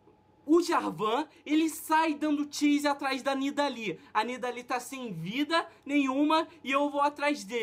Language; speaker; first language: Portuguese; native; Portuguese